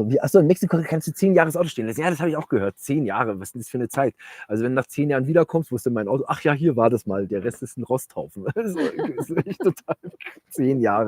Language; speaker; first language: German; native; German